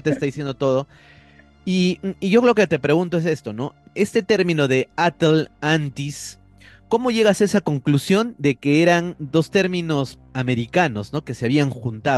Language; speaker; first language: Spanish; native; Spanish